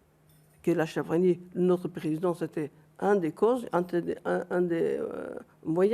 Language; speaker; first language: French; non-native, fluent; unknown